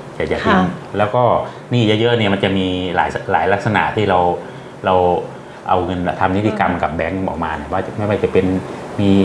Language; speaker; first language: Thai; native; Thai